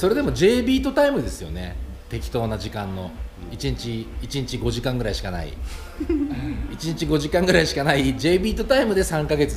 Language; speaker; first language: Japanese; native; Japanese